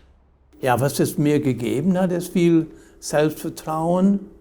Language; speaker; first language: German; non-native, fluent; English